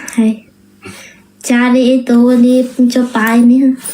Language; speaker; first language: Indonesian; non-native, learner; Vietnamese